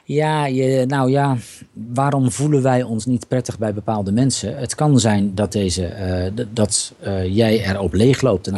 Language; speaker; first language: Dutch; native; Dutch